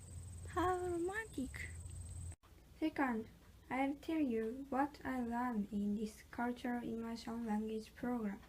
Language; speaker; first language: English; non-native, learner; Japanese